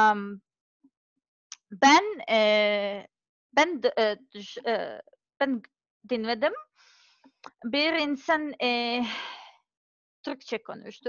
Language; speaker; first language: Turkish; non-native, learner; Serbian